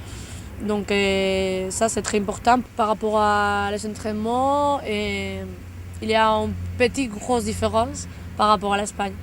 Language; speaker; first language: French; non-native, fluent; Spanish